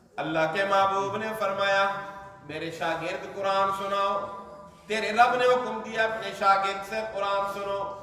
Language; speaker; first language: Urdu; non-native, local second language; Northern Hindko